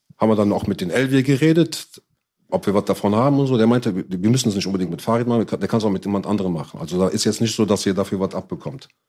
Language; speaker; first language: German; early bilingual, other home language; Arabic